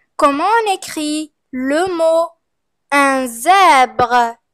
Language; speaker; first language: French; non-native, fluent; Arabic